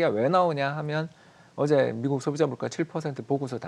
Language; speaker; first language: Korean; native; Korean